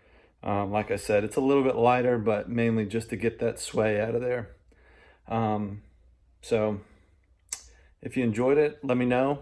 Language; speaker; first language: English; native; English